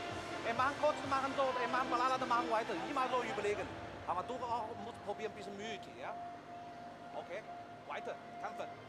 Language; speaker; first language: German; non-native, learner; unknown